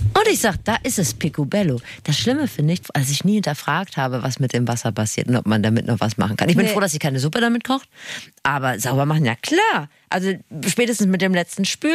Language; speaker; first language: German; native; German